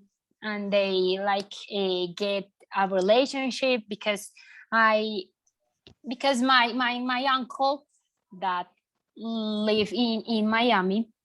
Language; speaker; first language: English; non-native, learner; Spanish